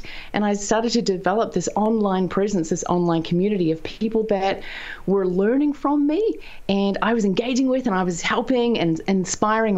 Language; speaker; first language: English; native; English